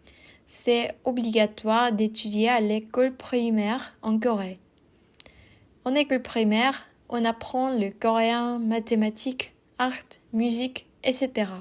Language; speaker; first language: French; non-native, fluent; Korean